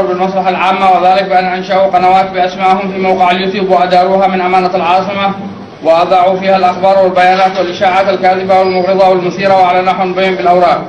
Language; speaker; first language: Arabic; native; Arabic